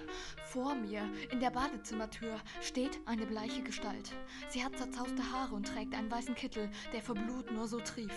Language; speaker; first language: German; native; German